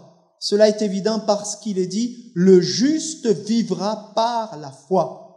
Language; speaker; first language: French; native; French